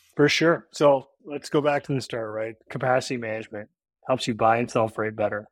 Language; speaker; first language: English; native; English